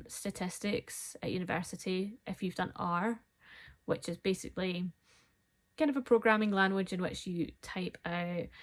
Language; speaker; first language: English; native; English